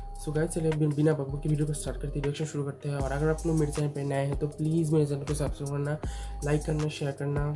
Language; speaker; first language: Hindi; non-native, local second language; Bangla